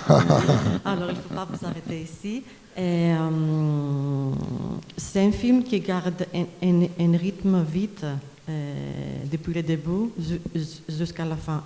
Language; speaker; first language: French; non-native, fluent; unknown